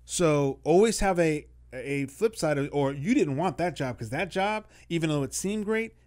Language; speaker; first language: English; native; English